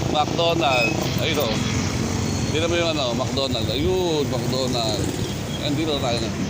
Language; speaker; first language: Filipino; native; Filipino